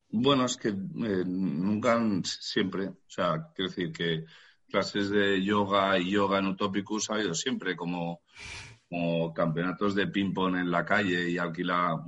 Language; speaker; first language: Spanish; native; Spanish